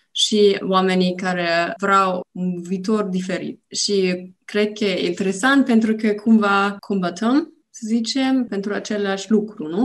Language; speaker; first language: Romanian; non-native, learner; German